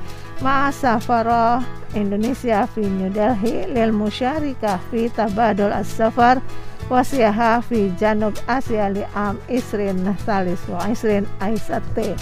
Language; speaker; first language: Arabic; non-native, fluent; Indonesian